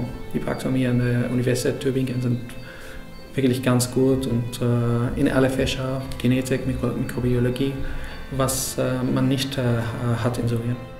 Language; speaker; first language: German; non-native, fluent; Arabic